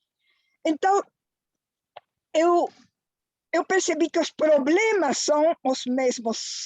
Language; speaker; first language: Portuguese; non-native, fluent; Spanish